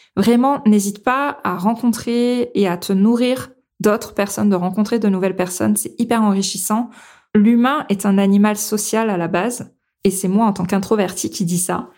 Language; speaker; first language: French; native; French